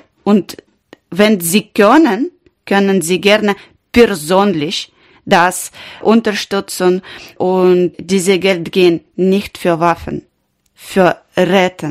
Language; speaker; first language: German; non-native, learner; Ukrainian